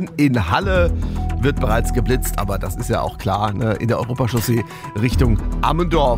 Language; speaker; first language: German; native; German